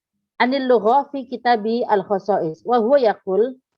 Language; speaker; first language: Arabic; non-native, fluent; Indonesian